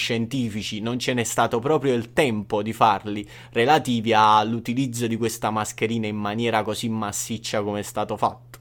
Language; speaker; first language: Italian; native; Italian